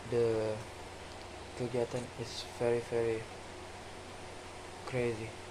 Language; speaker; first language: English; non-native, learner; Indonesian